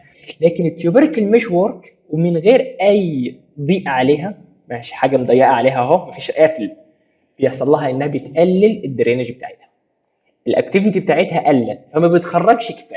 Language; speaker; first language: Arabic; native; Arabic